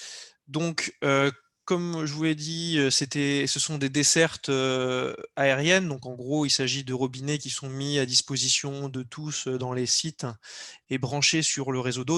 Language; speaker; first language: French; native; French